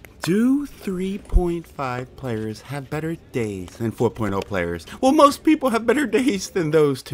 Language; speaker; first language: English; native; English